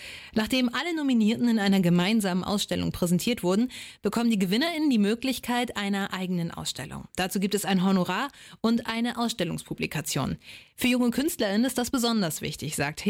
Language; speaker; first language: German; native; German